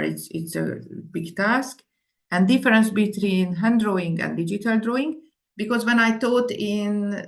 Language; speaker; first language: English; non-native, fluent; Indonesian